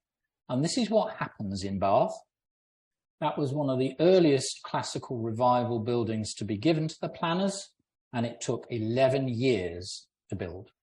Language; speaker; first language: English; native; English